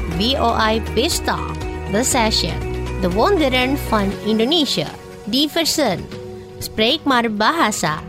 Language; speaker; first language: Dutch; non-native, fluent; Indonesian